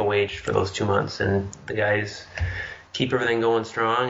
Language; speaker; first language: English; native; English